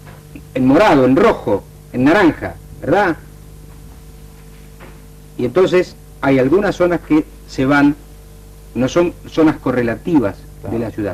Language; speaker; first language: Spanish; native; Spanish